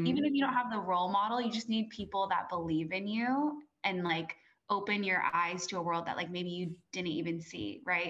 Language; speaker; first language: English; native; English